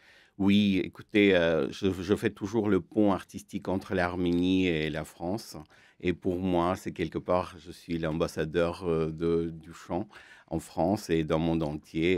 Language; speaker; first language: French; non-native, fluent; Armenian